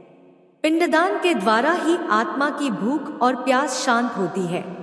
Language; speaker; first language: Hindi; native; Hindi